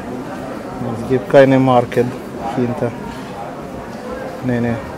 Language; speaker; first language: German; non-native, learner; Russian